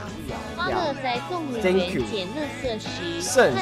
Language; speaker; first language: Chinese; native; Chinese